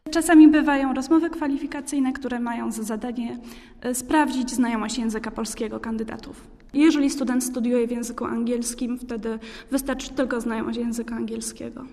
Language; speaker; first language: Polish; native; Polish